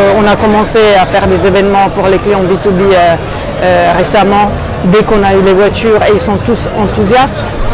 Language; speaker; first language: French; non-native, fluent; Italian